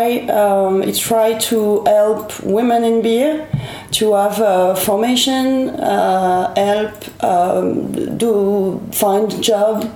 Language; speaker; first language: English; non-native, learner; French